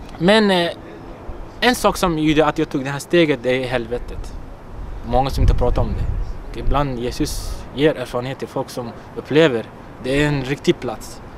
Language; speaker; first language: Swedish; non-native, fluent; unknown